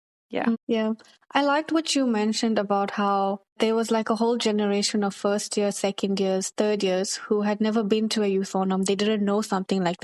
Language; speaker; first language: English; early bilingual, other home language; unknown